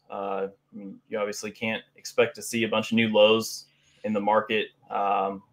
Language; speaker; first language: English; native; English